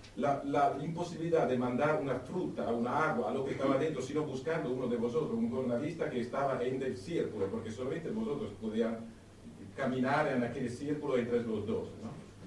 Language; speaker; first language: Spanish; non-native, fluent; Italian